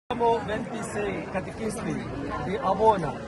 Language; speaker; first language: Italian; non-native, learner; Konkani